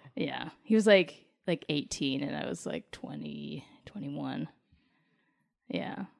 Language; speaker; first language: English; native; English